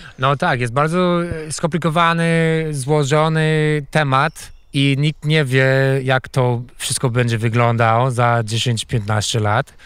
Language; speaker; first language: Polish; non-native, fluent; English